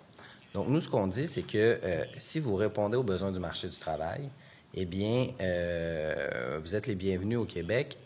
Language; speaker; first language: French; native; French